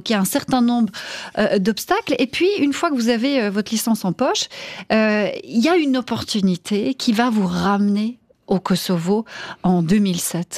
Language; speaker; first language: French; native; French